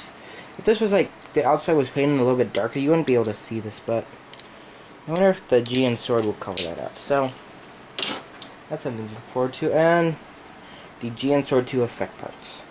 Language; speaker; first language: English; native; English